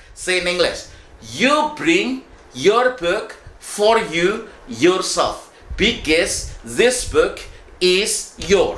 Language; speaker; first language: English; non-native, fluent; Indonesian